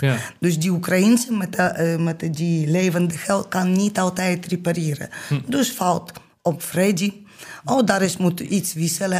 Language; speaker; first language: Dutch; non-native, learner; Ukrainian